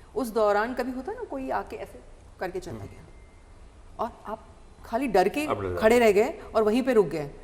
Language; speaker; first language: Hindi; non-native, local second language; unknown